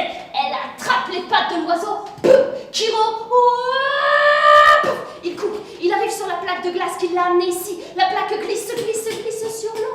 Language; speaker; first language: French; native; French